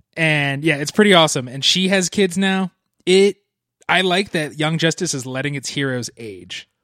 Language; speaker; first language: English; native; English